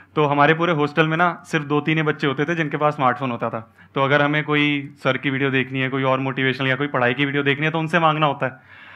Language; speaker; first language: Hindi; native; Hindi